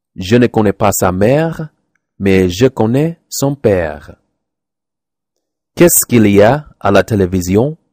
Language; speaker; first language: French; non-native, learner; English